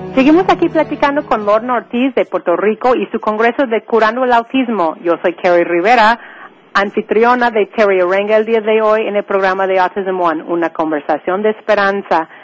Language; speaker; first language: Spanish; non-native, fluent; English